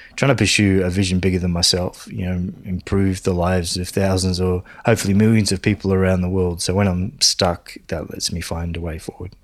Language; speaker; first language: English; native; English